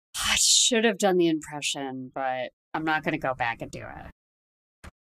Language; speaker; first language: English; native; English